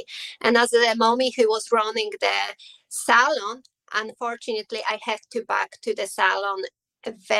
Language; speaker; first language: English; non-native, learner; Polish